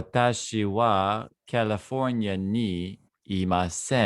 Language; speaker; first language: Japanese; non-native, learner; English